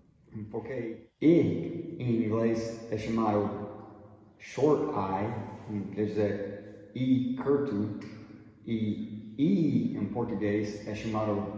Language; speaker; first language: Portuguese; non-native, fluent; English